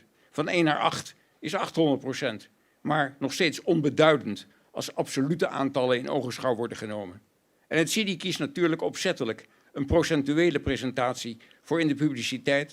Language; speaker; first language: Dutch; native; Dutch